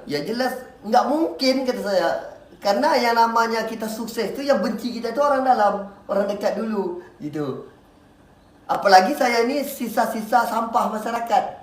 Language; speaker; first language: Indonesian; native; Indonesian